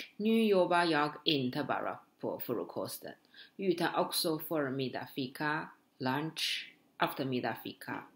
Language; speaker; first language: Swedish; non-native, learner; Chinese